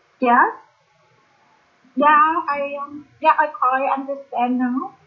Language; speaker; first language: English; non-native, learner; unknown